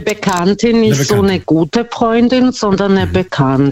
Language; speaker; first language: German; non-native, fluent; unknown